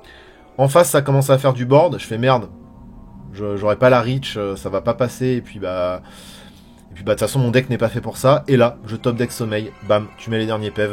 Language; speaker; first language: French; native; French